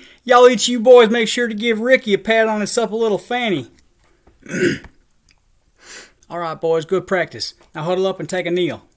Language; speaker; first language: English; native; English